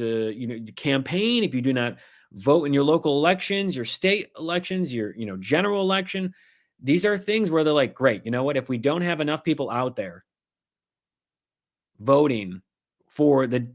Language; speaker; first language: English; native; English